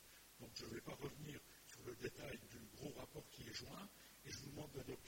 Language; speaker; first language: French; native; French